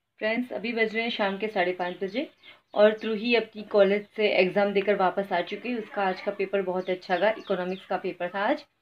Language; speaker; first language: Hindi; non-native, local second language; Gujarati